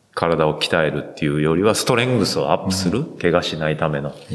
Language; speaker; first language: Japanese; native; Japanese